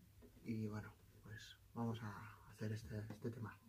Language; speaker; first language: Spanish; native; Spanish